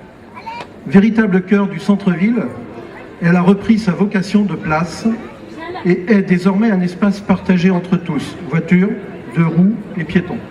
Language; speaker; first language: French; native; French